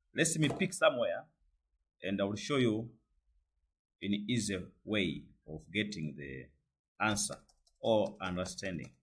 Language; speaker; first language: English; non-native, local second language; Swahili